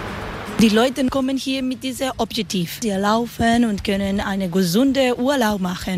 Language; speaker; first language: German; non-native, learner; Spanish